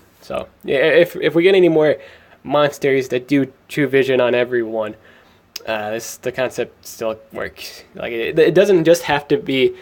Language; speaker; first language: English; native; English